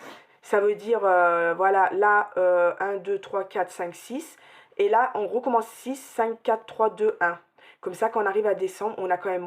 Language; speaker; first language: French; native; French